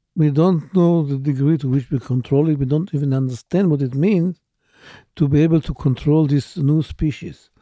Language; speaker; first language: English; non-native, fluent; Hebrew